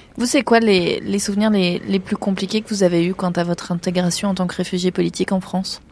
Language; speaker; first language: French; native; French